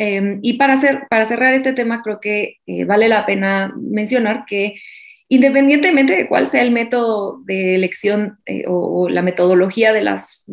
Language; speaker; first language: Spanish; native; Spanish